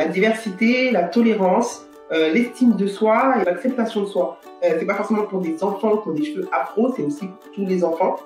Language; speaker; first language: French; native; French